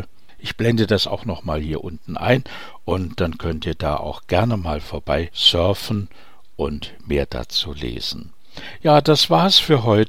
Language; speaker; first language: German; native; German